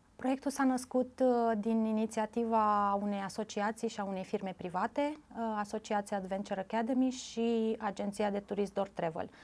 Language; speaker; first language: Romanian; native; Romanian